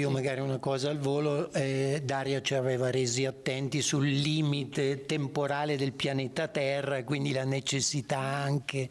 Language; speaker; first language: Italian; native; Italian